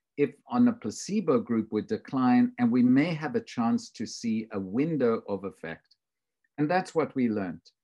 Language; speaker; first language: English; native; English